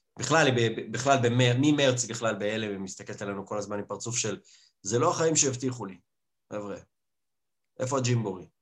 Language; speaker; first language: Hebrew; early bilingual, other home language; Russian